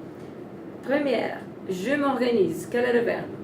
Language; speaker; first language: French; non-native, fluent; Portuguese